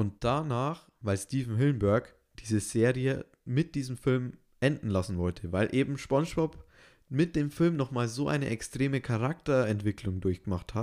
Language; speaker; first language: German; native; German